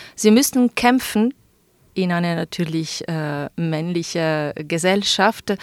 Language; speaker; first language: German; non-native, fluent; Italian